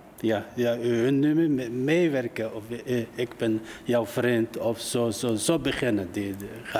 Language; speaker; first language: Dutch; non-native, learner; Uyghur